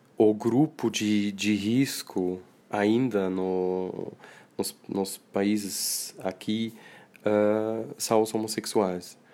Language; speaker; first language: Portuguese; non-native, fluent; Swiss German